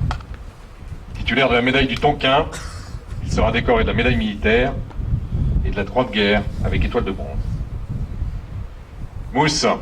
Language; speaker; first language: French; native; French